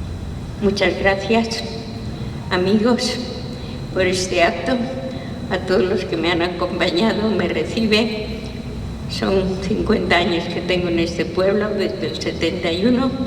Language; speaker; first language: Spanish; non-native, fluent; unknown